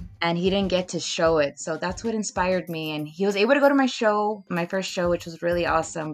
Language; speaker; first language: English; native; English